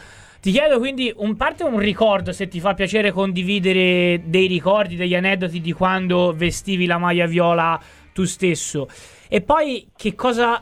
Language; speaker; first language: Italian; native; Italian